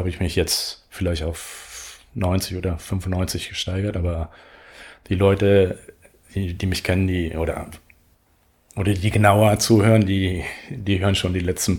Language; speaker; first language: German; non-native, fluent; Spanish